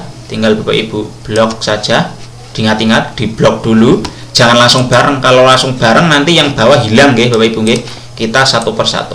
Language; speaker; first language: Indonesian; non-native, local second language; Javanese